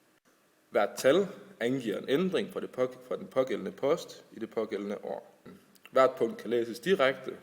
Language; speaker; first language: Danish; native; Danish